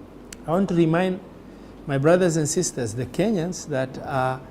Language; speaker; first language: English; non-native, local second language; Somali